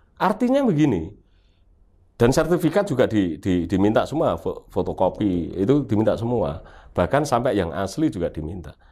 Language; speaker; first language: Indonesian; native; Indonesian